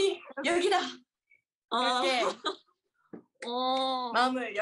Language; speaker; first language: Korean; non-native, learner; Japanese